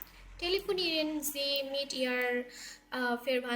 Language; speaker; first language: German; non-native, learner; Bangla